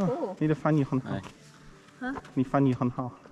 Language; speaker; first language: Chinese; non-native, learner; English